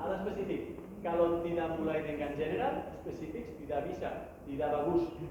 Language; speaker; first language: Indonesian; non-native, learner; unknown